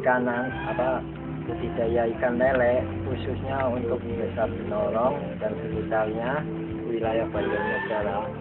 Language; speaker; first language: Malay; non-native, local second language; Javanese